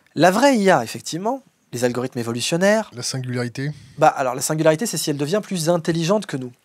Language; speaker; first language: French; native; French